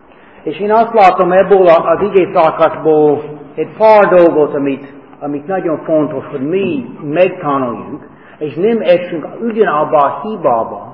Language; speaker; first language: Hungarian; non-native, fluent; English